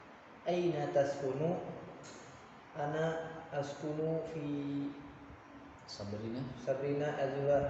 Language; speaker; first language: Arabic; non-native, learner; Indonesian